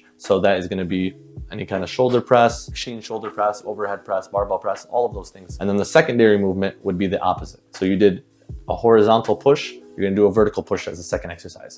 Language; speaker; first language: English; native; English